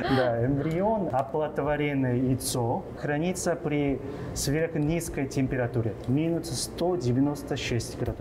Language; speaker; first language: Russian; non-native, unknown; Korean